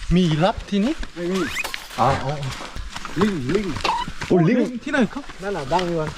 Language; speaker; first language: Thai; non-native, learner; Korean